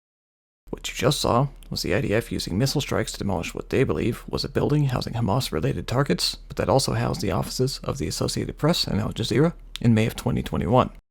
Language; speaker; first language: English; native; English